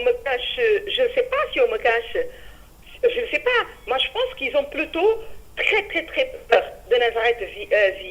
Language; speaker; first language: French; non-native, fluent; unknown